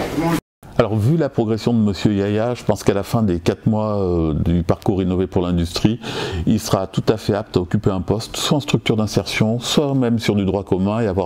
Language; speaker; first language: French; native; French